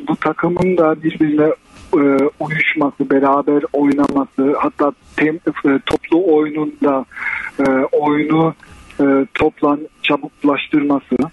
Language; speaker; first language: Turkish; early bilingual, heritage; Turkish